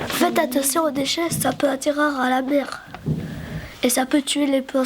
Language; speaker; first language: French; native; French